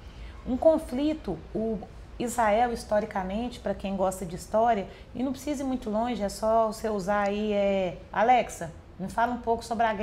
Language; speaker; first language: Portuguese; native; Portuguese